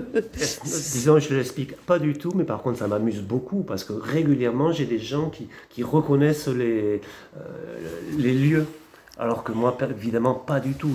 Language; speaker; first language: French; native; French